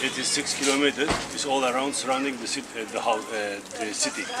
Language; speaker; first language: English; non-native, fluent; Kurdish